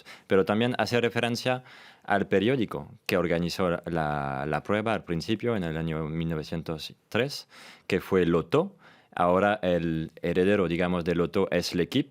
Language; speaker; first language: Spanish; non-native, fluent; French